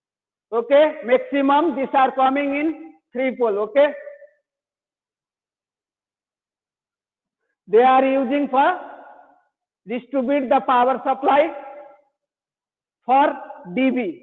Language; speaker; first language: English; non-native, learner; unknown